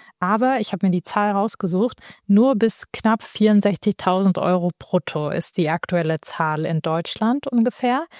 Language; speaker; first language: German; early bilingual, other home language; Albanian